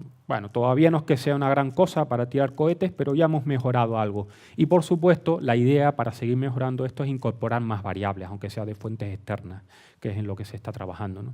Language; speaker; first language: Spanish; native; Spanish